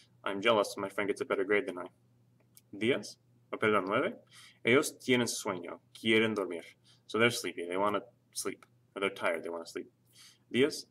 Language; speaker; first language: English; native; English